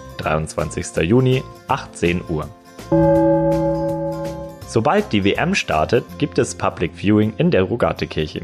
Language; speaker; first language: German; native; German